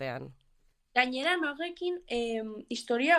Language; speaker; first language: Basque; non-native, local second language; Spanish